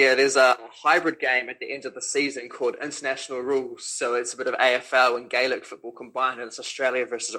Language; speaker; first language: English; native; English